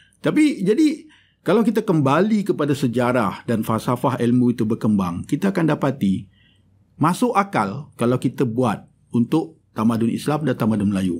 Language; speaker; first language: Malay; native; Malay